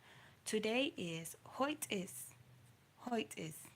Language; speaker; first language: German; non-native, learner; English